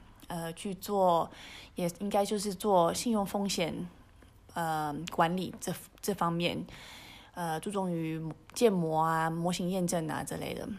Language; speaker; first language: Chinese; early bilingual, heritage; Chinese